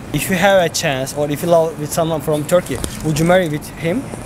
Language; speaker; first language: English; non-native, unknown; Turkish